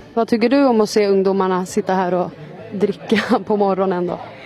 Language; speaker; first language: Swedish; native; Swedish